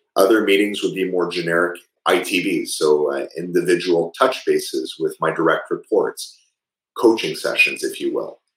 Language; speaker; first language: English; early bilingual, other home language; French